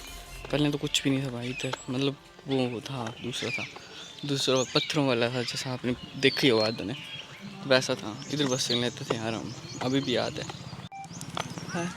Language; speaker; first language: Hindi; native; Hindi